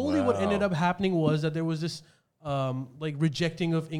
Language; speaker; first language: English; non-native, local second language; Urdu